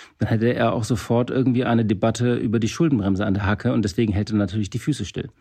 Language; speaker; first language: German; native; German